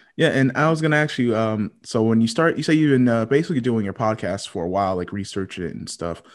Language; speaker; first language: English; native; English